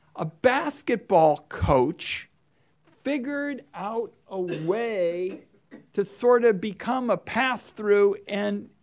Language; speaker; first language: English; native; English